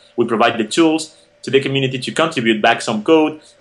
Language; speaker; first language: English; non-native, fluent; Spanish